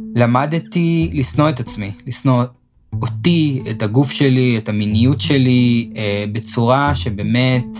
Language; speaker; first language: Hebrew; native; Hebrew